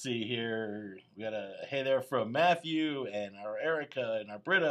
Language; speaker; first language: English; native; English